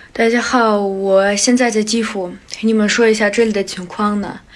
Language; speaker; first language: Chinese; non-native, fluent; Ukrainian